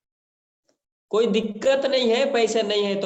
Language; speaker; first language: Hindi; native; Hindi